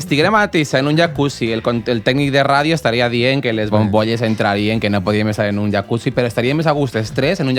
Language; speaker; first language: Catalan; native; Catalan